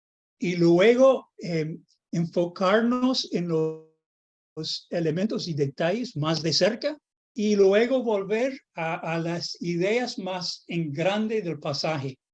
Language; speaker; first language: Spanish; non-native, fluent; English